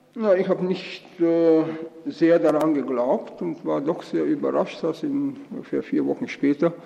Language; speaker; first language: German; native; German